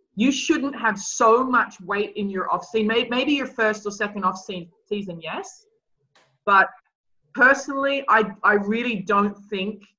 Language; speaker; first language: English; native; English